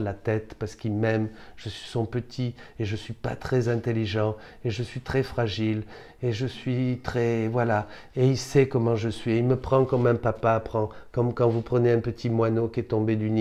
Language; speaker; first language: French; native; French